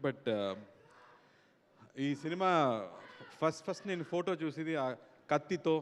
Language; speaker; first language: Telugu; non-native, local second language; Tamil